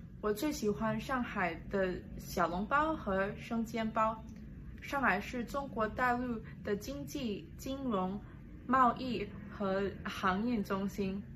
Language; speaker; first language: Chinese; non-native, local second language; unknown